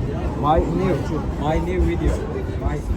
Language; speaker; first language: English; non-native, learner; Turkish